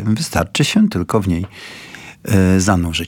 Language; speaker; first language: Polish; native; Polish